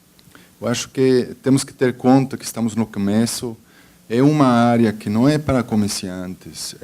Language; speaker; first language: Portuguese; non-native, fluent; Spanish